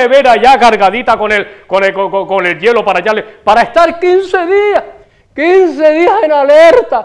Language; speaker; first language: Spanish; native; Spanish